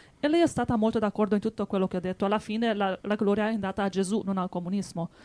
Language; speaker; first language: Italian; non-native, fluent; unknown